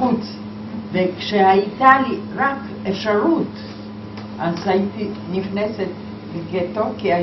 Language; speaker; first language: Hebrew; non-native, fluent; Polish